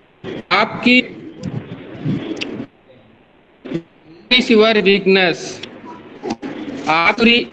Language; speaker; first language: English; non-native, learner; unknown